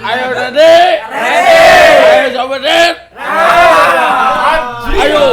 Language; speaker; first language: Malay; non-native, local second language; Sundanese